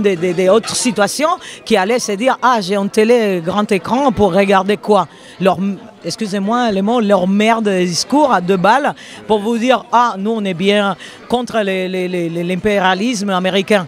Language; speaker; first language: French; non-native, fluent; Spanish